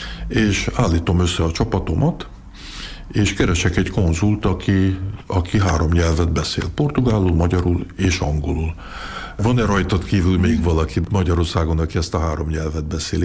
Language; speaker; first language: Hungarian; early bilingual, heritage; Hungarian